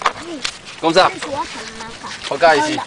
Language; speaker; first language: French; non-native, learner; Chinese